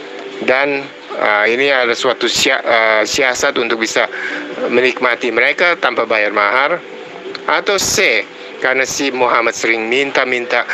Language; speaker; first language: Indonesian; native; Indonesian